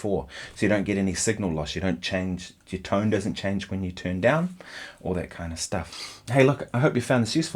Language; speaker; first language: English; native; English